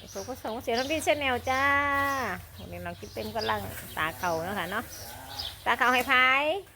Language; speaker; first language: Thai; native; Thai